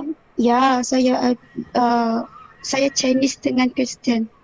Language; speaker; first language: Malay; non-native, local second language; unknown